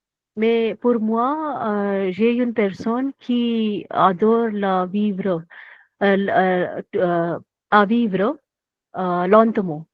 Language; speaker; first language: French; non-native, learner; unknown